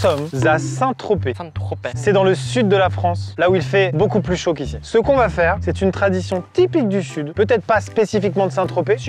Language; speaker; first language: French; native; French